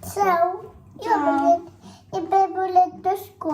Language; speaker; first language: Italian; early bilingual, other home language; Filipino